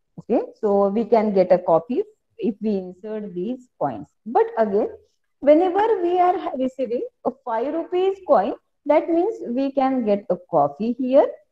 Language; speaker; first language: English; non-native, local second language; Marathi